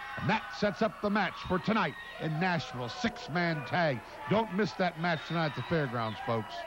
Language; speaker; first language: English; native; English